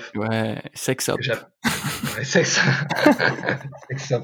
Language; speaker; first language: French; non-native, local second language; Arabic